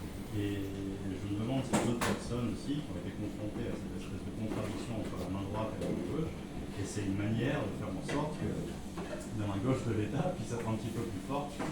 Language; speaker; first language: French; native; French